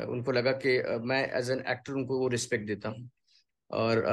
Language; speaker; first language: Hindi; non-native, local second language; Bangla